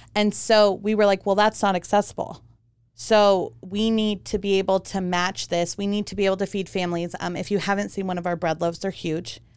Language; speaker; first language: English; early bilingual, heritage; German